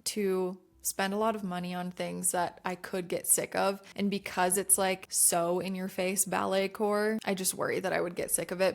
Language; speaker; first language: English; native; English